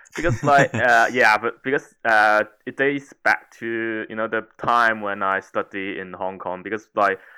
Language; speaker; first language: English; non-native, local second language; Cantonese